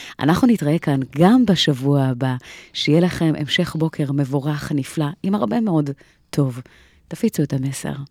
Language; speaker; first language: Hebrew; native; Hebrew